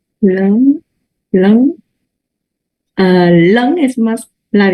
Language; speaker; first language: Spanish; non-native, learner; Vietnamese